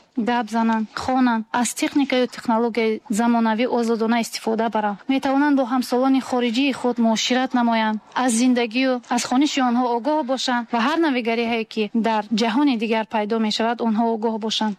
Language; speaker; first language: Tajik; native; Tajik